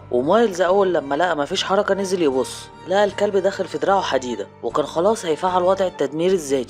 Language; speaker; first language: Arabic; native; Arabic